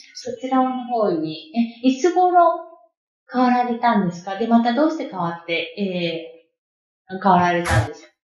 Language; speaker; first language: Japanese; native; Japanese